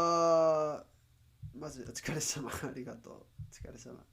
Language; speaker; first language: Japanese; non-native, learner; Spanish